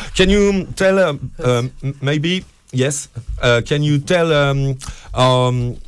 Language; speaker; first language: English; non-native, learner; French